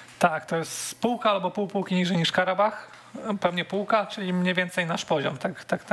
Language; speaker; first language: Polish; native; Polish